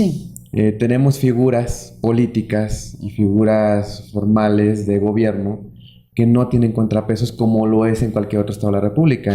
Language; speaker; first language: Spanish; native; Spanish